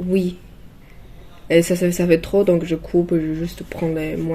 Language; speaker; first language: French; non-native, learner; Chinese